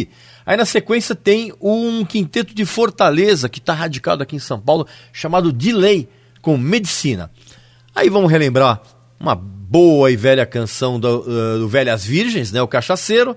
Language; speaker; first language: Portuguese; native; Portuguese